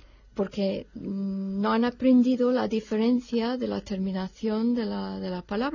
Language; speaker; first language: Spanish; non-native, fluent; English